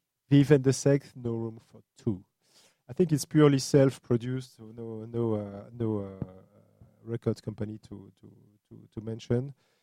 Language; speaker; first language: English; non-native, fluent; French